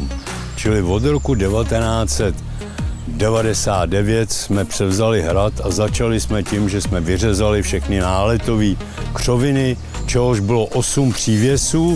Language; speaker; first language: Czech; native; Czech